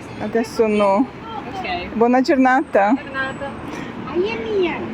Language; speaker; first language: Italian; non-native, learner; Ukrainian